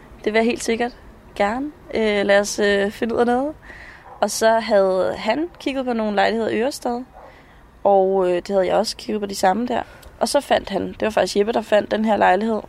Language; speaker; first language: Danish; native; Danish